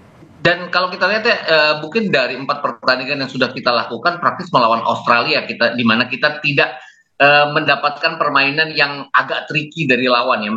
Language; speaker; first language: Indonesian; native; Indonesian